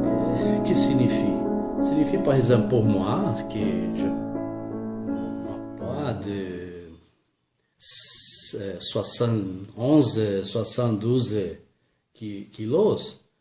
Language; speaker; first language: French; non-native, learner; Portuguese